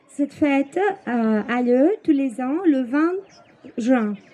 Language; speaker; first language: French; non-native, fluent; Greek